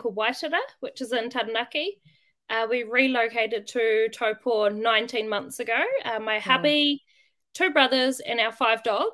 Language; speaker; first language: English; native; English